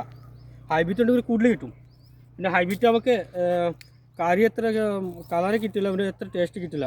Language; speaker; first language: Malayalam; non-native, learner; Assamese